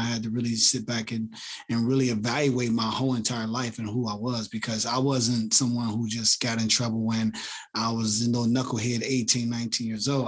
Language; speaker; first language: English; native; English